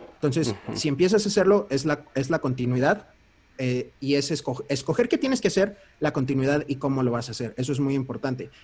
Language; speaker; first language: Spanish; early bilingual, heritage; Spanish